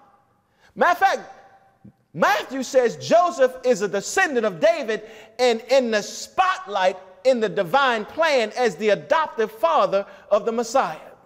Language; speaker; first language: English; native; English